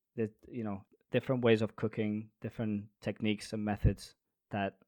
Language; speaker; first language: English; non-native, fluent; Spanish